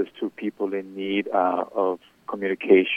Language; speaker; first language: English; early bilingual, other home language; Spanish